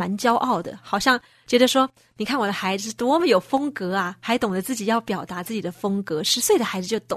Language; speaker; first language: Chinese; native; Chinese